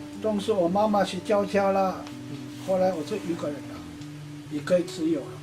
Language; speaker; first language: Chinese; non-native, local second language; Amis